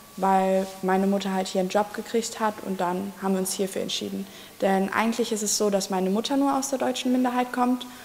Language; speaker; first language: German; native; German